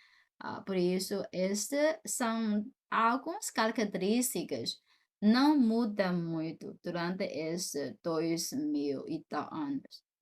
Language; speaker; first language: Portuguese; non-native, fluent; Chinese